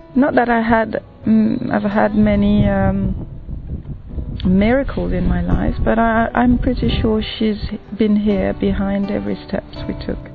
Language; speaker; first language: English; non-native, fluent; French